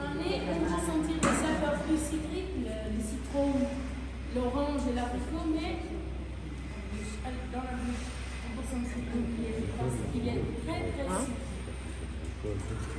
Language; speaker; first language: French; non-native, learner; Portuguese